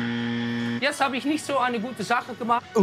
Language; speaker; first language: German; non-native, learner; Dutch